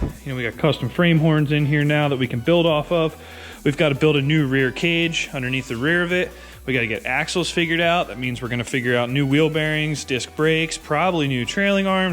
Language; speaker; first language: English; native; English